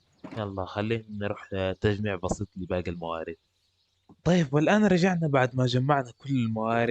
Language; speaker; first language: Arabic; native; Arabic